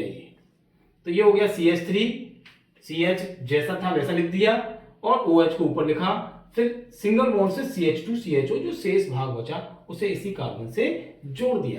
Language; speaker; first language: Hindi; native; Hindi